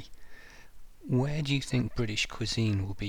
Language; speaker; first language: English; native; English